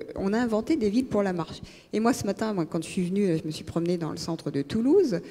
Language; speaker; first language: French; native; French